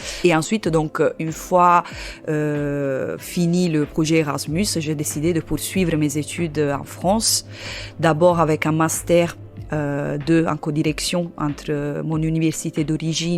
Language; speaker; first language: French; native; French